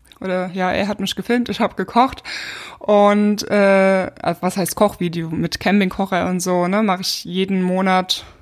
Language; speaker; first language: German; native; German